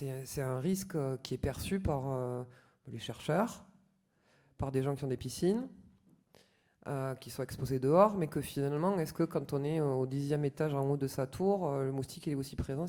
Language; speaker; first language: French; native; French